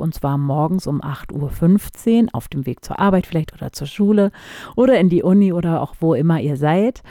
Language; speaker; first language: German; native; German